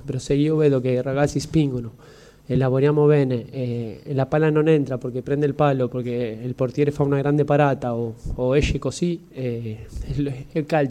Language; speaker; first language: Italian; non-native, fluent; Spanish